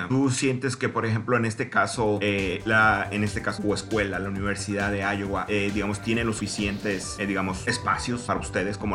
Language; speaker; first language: Spanish; native; Spanish